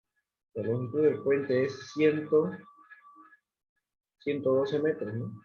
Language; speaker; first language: Spanish; native; Spanish